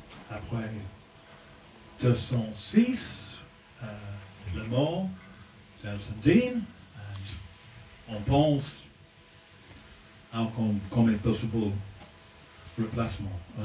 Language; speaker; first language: French; non-native, learner; English